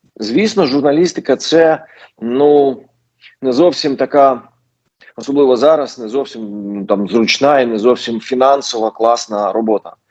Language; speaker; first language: Ukrainian; non-native, local second language; Russian